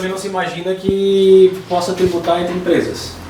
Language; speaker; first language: Portuguese; native; Portuguese